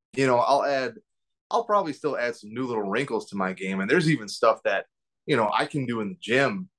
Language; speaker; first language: English; native; English